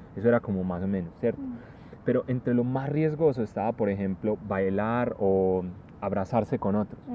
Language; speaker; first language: Spanish; native; Spanish